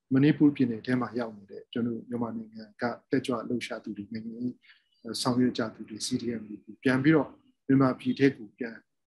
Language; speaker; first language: Burmese; non-native, local second language; Hakha Chin